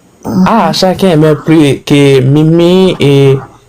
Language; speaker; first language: French; non-native, learner; Haitian Creole